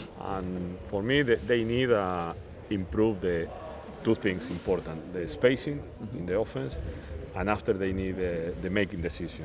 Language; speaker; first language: English; non-native, learner; Spanish